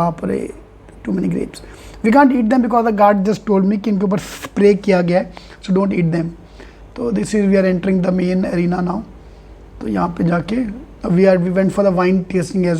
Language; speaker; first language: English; non-native, local second language; Hindi